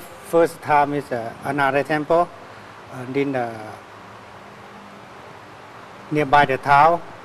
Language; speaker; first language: English; non-native, learner; Thai